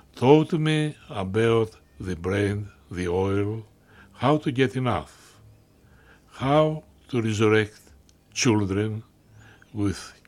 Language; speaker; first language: English; non-native, fluent; Greek